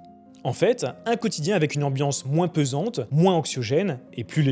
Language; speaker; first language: French; native; French